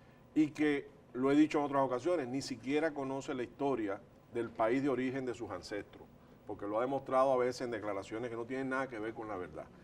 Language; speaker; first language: Spanish; native; Spanish